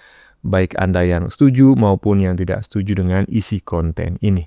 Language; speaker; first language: Indonesian; native; Indonesian